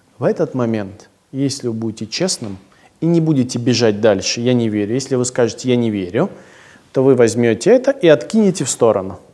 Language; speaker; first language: Russian; native; Russian